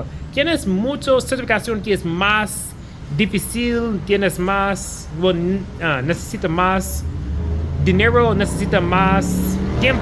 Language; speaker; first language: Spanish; non-native, learner; English